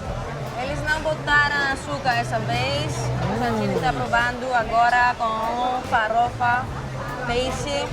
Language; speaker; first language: Portuguese; non-native, fluent; Greek